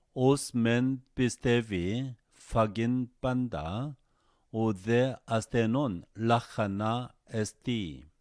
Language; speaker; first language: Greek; non-native, fluent; Korean